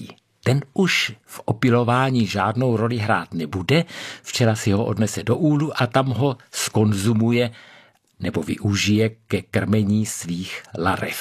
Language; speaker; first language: Czech; native; Czech